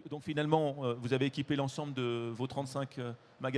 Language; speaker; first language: French; native; French